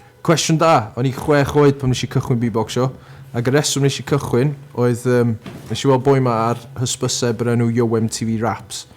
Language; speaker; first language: Welsh; native; Welsh